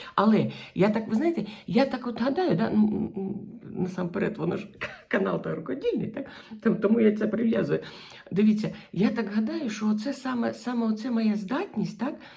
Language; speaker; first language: Ukrainian; non-native, local second language; Russian